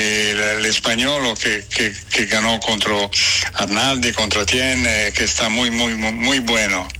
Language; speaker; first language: Spanish; non-native, fluent; Italian